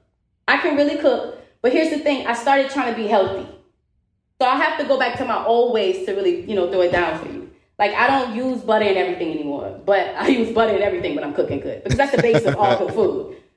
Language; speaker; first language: English; native; English